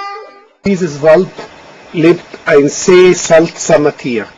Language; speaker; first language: German; non-native, fluent; Arabic